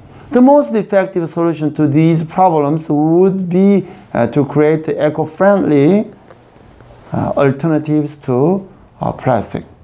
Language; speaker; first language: English; non-native, fluent; Korean